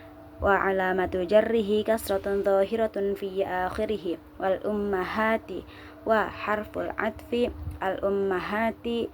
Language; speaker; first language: Arabic; non-native, learner; Indonesian